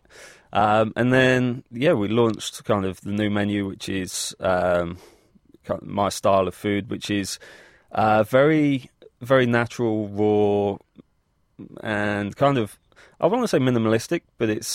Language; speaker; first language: English; native; English